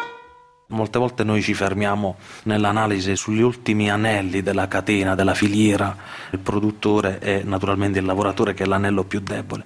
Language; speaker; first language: Italian; native; Italian